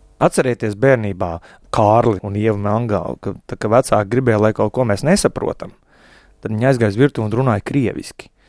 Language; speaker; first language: Latvian; native; Latvian